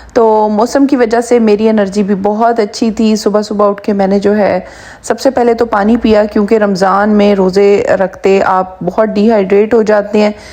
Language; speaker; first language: Urdu; native; Urdu